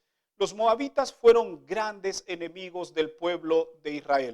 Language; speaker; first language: Spanish; native; Spanish